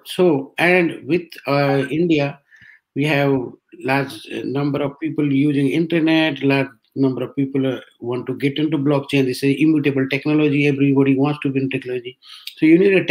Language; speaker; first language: English; non-native, local second language; Hindi